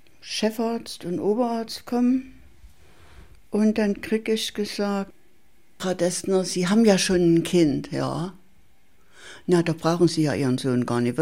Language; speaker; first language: German; native; German